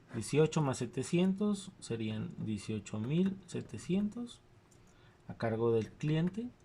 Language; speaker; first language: Spanish; native; Spanish